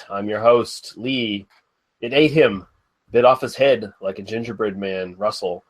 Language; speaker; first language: English; native; English